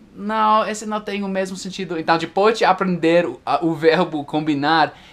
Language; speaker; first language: Portuguese; non-native, fluent; English